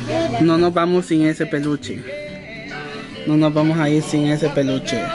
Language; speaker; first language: Spanish; native; Spanish